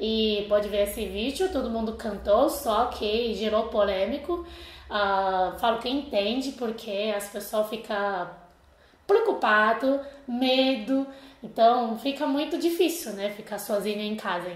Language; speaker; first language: Portuguese; non-native, fluent; Chinese